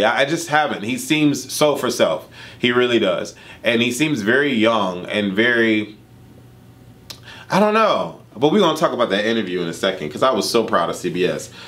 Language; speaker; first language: English; native; English